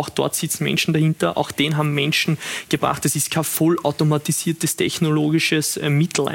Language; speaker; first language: German; native; German